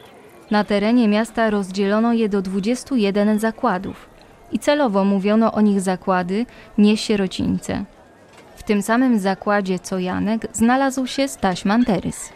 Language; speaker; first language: Polish; native; Polish